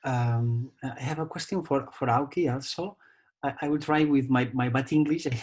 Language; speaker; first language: English; non-native, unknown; Catalan